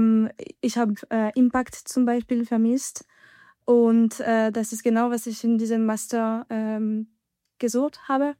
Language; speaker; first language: German; non-native, fluent; French